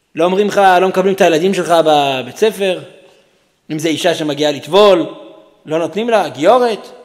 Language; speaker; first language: Hebrew; native; Hebrew